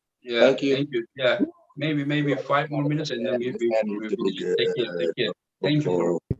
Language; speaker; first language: English; non-native, fluent; Turkish